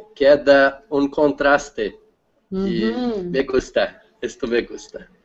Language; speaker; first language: Spanish; non-native, learner; Portuguese